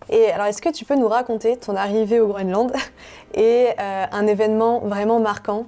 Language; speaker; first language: French; native; French